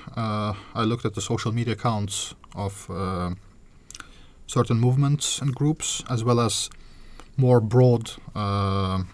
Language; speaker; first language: English; non-native, fluent; Azerbaijani